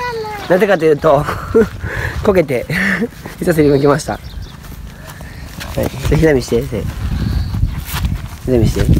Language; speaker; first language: Japanese; native; Japanese